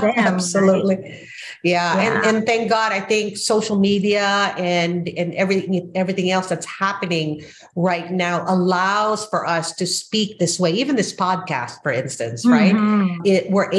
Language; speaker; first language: English; non-native, local second language; Filipino